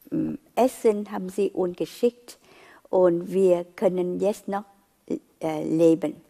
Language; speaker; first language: German; non-native, fluent; Vietnamese